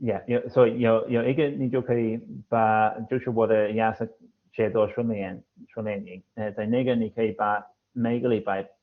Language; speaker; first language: Chinese; non-native, fluent; English